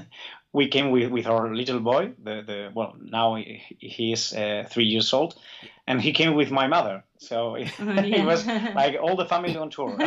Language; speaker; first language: English; early bilingual, other home language; Basque